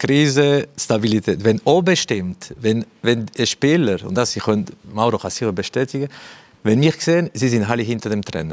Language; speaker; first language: German; non-native, fluent; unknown